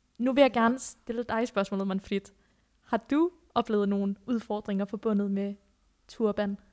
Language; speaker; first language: Danish; early bilingual, other home language; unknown